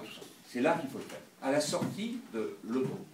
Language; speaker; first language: French; native; French